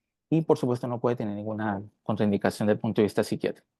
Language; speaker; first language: Spanish; native; Spanish